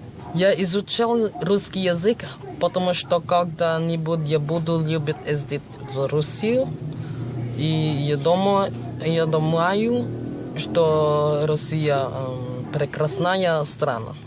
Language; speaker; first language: Russian; non-native, learner; Filipino